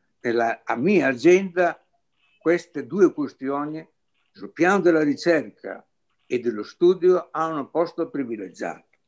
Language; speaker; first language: Italian; non-native, fluent; Greek